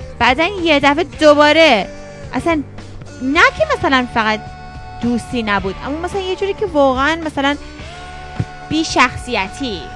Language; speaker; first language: Persian; early bilingual, heritage; Persian